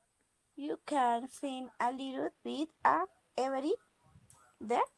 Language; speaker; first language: English; non-native, learner; Spanish